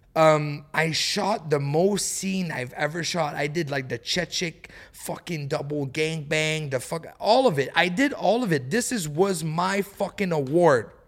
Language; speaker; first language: English; early bilingual, other home language; French